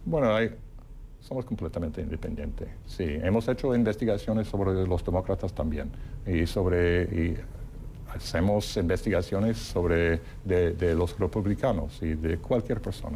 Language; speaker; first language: Spanish; non-native, fluent; English